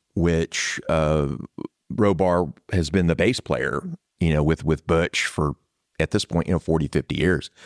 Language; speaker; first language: English; native; English